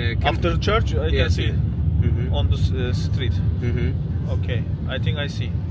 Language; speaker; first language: English; non-native, learner; Turkish